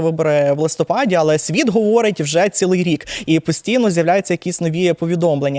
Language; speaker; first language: Ukrainian; native; Ukrainian